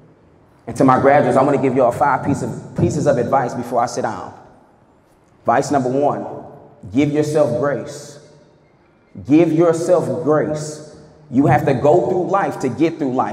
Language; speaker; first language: English; native; English